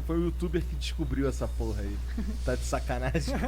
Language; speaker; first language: Portuguese; native; Portuguese